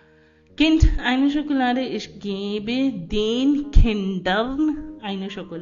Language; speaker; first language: German; non-native, fluent; Hindi